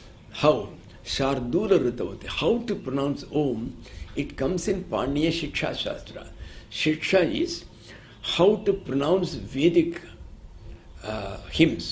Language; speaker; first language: English; non-native, local second language; Tamil